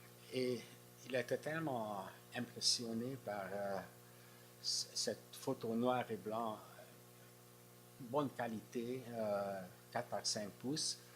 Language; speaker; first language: French; non-native, fluent; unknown